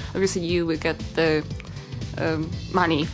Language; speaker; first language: English; non-native, fluent; Japanese